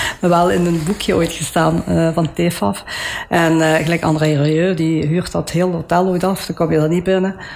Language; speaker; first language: Dutch; early bilingual, other home language; Italian